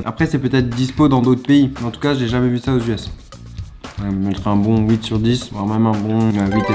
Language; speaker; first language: French; native; French